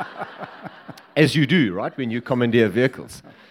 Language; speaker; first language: English; native; English